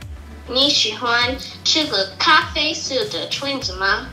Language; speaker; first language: Chinese; non-native, learner; English